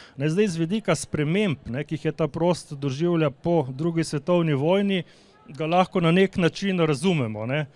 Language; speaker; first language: Slovenian; native; Slovenian